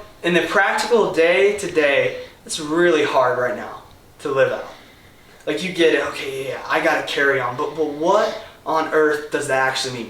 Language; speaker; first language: English; native; English